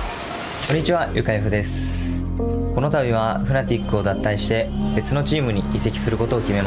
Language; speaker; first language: Japanese; native; Japanese